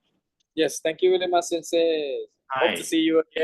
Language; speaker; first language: English; non-native, learner; Thai